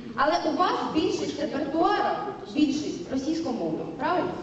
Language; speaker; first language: Ukrainian; non-native, local second language; Russian